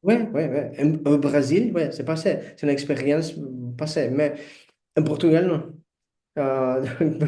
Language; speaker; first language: French; non-native, learner; Portuguese